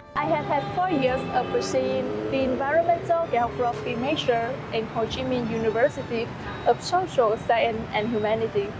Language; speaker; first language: English; non-native, fluent; Vietnamese